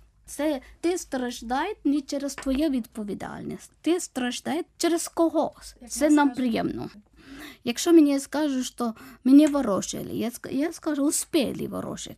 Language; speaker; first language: Ukrainian; non-native, learner; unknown